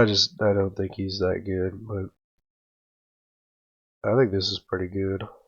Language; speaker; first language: English; native; English